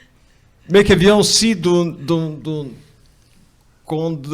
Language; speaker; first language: French; non-native, fluent; Portuguese